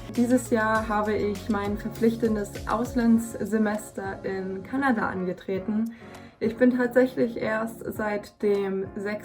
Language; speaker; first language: German; native; German